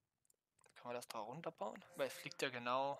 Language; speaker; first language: German; native; German